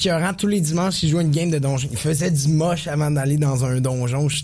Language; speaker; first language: French; native; French